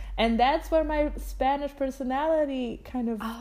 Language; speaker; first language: English; non-native, fluent; German